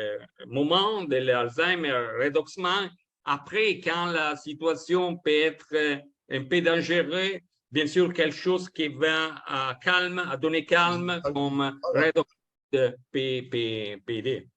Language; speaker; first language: French; non-native, learner; Italian